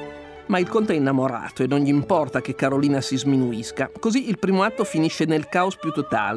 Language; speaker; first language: Italian; native; Italian